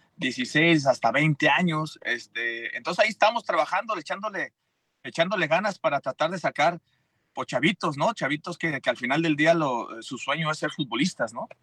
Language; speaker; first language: Spanish; native; Spanish